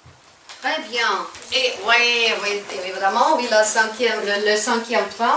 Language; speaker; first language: French; non-native, fluent; Ukrainian